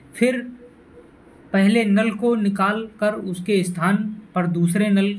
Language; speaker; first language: Hindi; native; Hindi